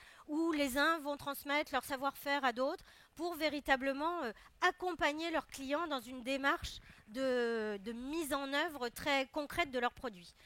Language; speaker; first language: French; native; French